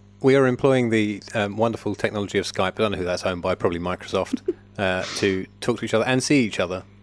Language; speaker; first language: English; native; English